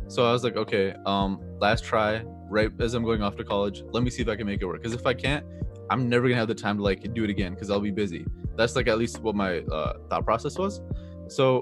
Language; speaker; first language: English; native; English